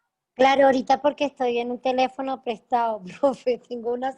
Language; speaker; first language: Spanish; native; Spanish